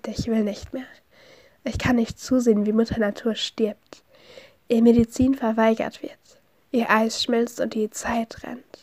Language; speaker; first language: German; native; German